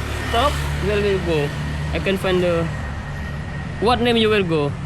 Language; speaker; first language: English; non-native, learner; Indonesian